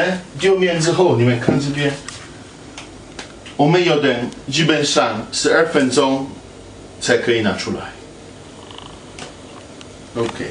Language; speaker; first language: Chinese; non-native, fluent; Italian